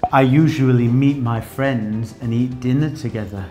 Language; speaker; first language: English; native; English